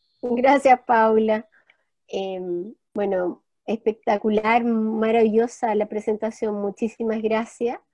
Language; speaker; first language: Spanish; native; Spanish